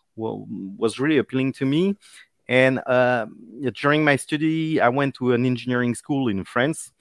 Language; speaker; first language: English; non-native, fluent; French